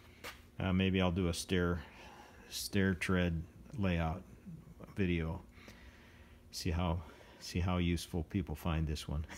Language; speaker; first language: English; native; English